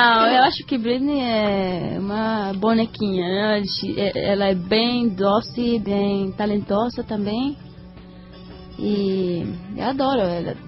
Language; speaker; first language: Portuguese; non-native, learner; Spanish